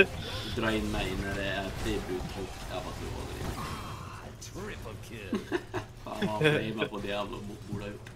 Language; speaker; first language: Swedish; native; Swedish